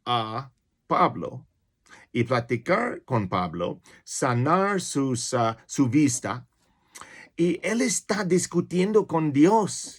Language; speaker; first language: Spanish; non-native, fluent; English